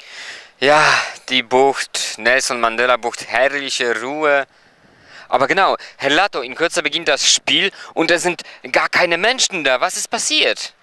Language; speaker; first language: German; non-native, fluent; Polish